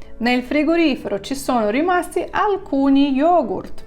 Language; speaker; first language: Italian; non-native, fluent; Ukrainian